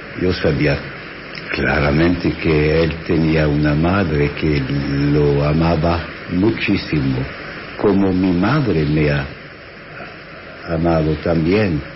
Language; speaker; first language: Spanish; non-native, fluent; English